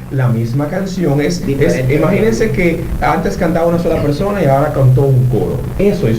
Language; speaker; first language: Spanish; native; Spanish